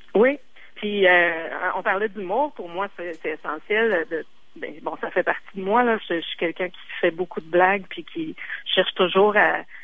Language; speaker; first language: French; native; French